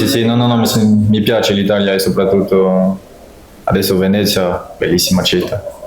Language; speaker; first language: Italian; non-native, fluent; French